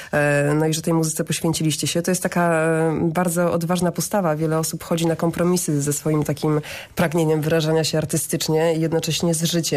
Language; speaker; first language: Polish; native; Polish